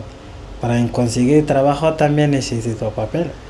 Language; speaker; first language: Spanish; non-native, learner; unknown